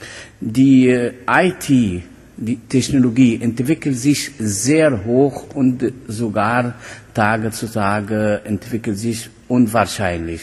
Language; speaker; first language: German; non-native, fluent; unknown